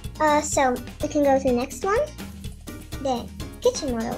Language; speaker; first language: English; non-native, learner; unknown